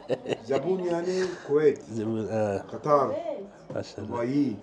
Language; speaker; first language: Arabic; non-native, learner; Turkish